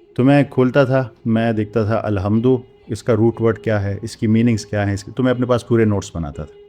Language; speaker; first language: Urdu; non-native, local second language; Pashto